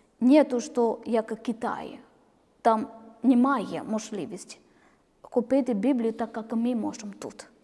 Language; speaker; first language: Ukrainian; non-native, learner; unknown